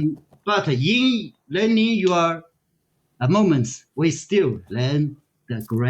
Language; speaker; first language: English; non-native, learner; Chinese